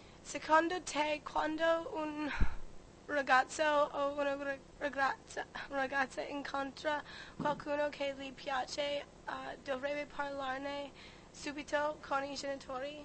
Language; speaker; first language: Italian; non-native, learner; English